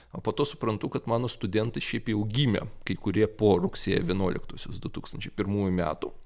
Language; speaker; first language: Lithuanian; non-native, local second language; Russian